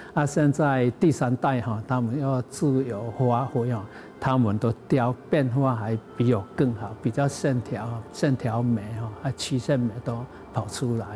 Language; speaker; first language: Chinese; native; Chinese